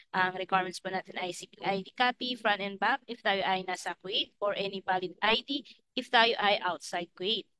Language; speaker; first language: Filipino; native; Filipino